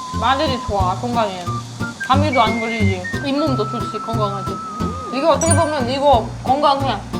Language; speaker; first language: Korean; non-native, fluent; German